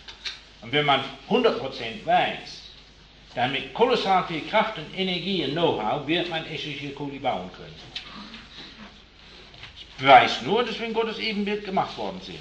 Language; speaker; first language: German; non-native, fluent; English